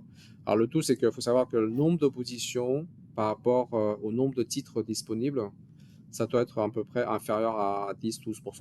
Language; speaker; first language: French; native; French